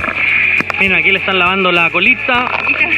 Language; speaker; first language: Spanish; native; Spanish